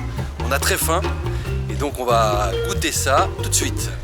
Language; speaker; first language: French; native; French